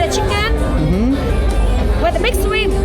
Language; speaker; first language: English; non-native, learner; Vietnamese